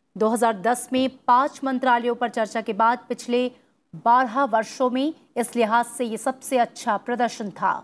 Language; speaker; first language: Hindi; native; Hindi